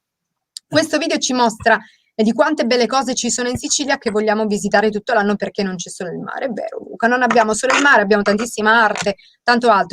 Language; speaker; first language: Italian; native; Italian